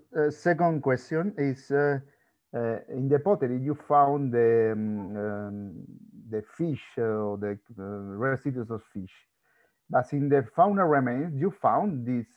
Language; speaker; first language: English; non-native, learner; Spanish